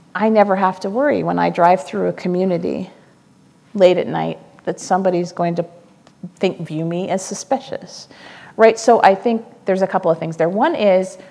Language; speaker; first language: English; native; English